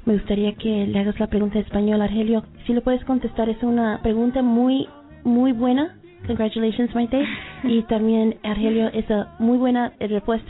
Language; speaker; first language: Spanish; early bilingual, heritage; Spanish